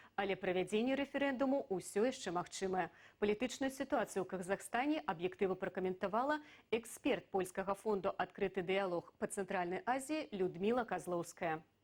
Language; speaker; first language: Belarusian; native; Belarusian